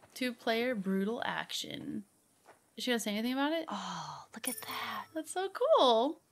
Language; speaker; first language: English; native; English